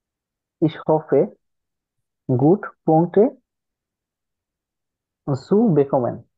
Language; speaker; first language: German; non-native, learner; Bangla